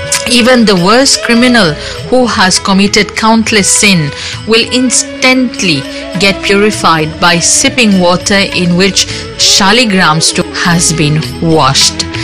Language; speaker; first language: English; non-native, local second language; Morisyen